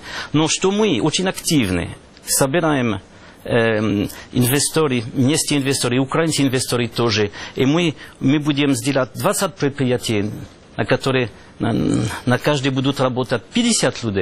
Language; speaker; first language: Russian; non-native, learner; French